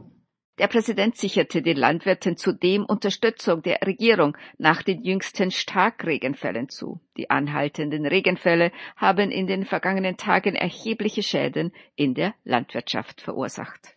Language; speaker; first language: German; native; German